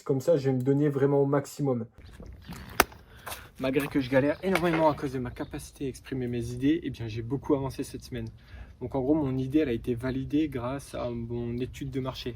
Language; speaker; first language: French; native; French